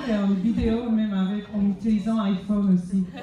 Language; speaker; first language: French; non-native, fluent; Korean